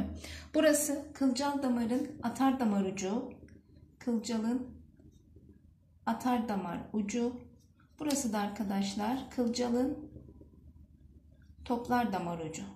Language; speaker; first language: Turkish; native; Turkish